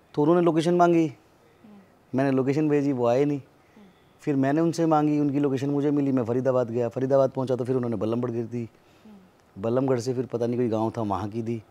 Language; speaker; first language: Hindi; native; Hindi